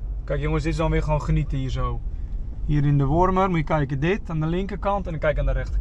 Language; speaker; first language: Dutch; native; Dutch